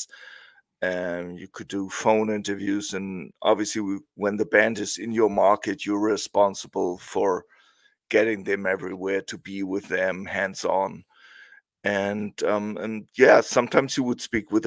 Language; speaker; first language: English; non-native, fluent; German